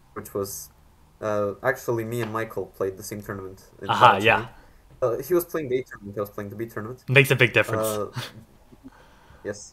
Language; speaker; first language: English; non-native, fluent; Macedonian